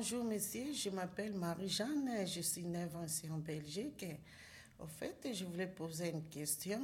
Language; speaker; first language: French; non-native, learner; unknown